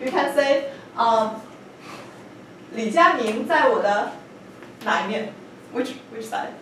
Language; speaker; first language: Chinese; non-native, fluent; English